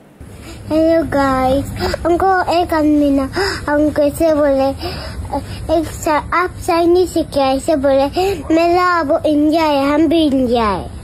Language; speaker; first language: Hindi; non-native, local second language; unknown